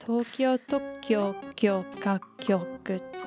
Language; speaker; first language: Japanese; non-native, fluent; English